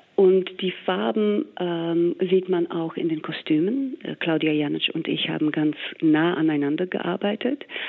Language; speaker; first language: German; non-native, fluent; English